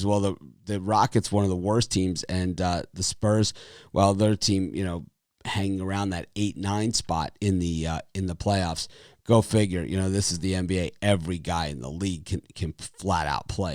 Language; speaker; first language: English; native; English